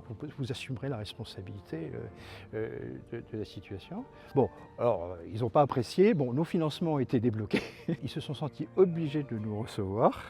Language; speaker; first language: French; native; French